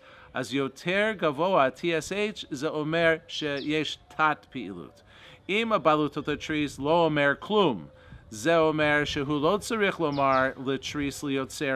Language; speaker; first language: Hebrew; non-native, fluent; English